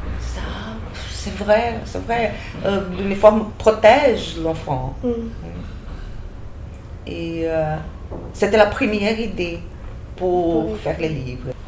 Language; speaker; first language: French; non-native, fluent; Portuguese